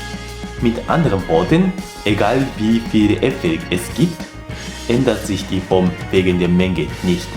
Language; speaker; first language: German; non-native, fluent; Japanese